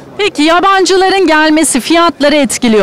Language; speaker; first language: Turkish; native; Turkish